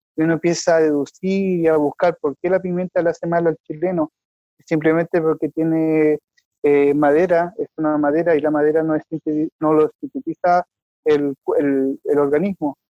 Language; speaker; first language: Spanish; native; Spanish